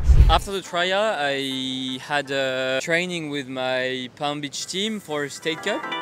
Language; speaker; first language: English; non-native, fluent; French